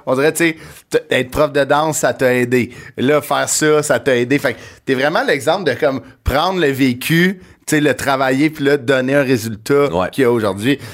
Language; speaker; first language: French; native; French